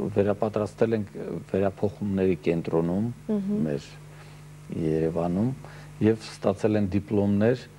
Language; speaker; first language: Armenian; non-native, local second language; Assyrian Neo-Aramaic